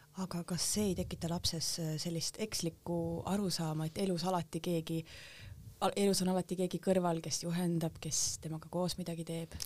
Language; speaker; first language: Estonian; native; Estonian